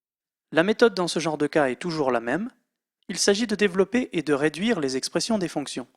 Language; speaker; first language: French; native; French